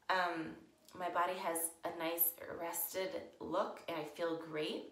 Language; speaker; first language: English; native; English